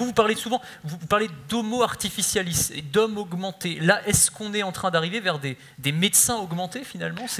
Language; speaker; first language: French; native; French